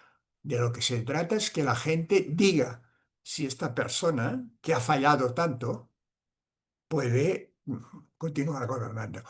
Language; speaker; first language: Spanish; non-native, local second language; Catalan